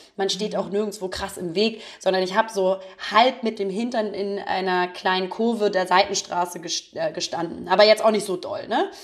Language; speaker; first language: German; native; German